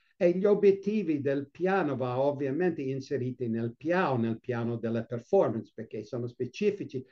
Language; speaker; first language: Italian; non-native, fluent; English